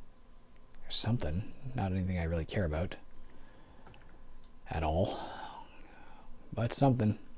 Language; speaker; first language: English; native; English